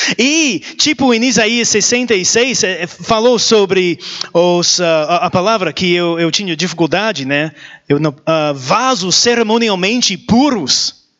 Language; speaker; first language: Portuguese; non-native, learner; English